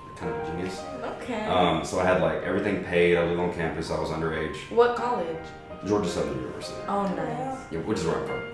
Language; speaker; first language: English; native; English